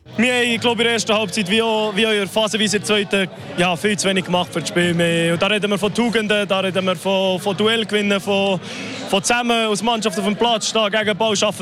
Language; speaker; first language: German; native; German